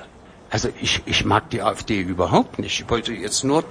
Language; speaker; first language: German; native; German